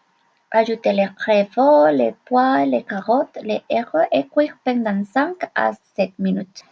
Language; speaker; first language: French; non-native, learner; Spanish